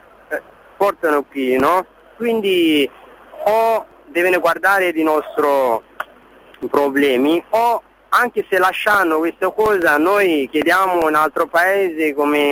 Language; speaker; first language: Italian; non-native, learner; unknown